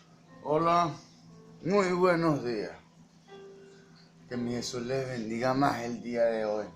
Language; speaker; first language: Spanish; native; Spanish